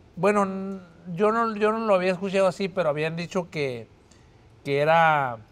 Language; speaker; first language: Spanish; native; Spanish